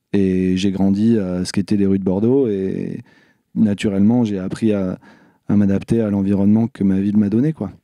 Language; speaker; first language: French; native; French